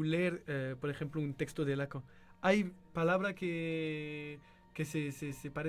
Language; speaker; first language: Spanish; non-native, learner; French